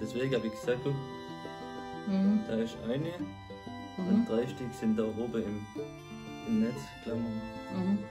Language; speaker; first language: German; native; German